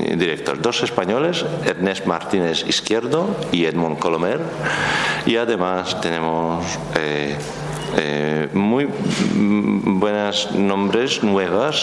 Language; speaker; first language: Spanish; non-native, learner; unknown